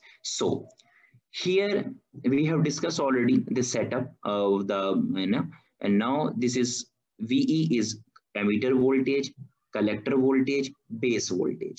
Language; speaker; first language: English; non-native, fluent; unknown